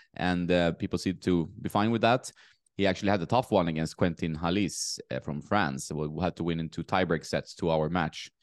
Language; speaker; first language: English; non-native, fluent; Swedish